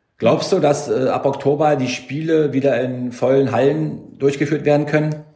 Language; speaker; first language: German; native; German